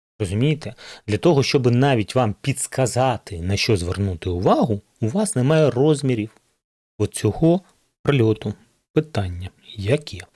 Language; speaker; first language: Ukrainian; non-native, local second language; Russian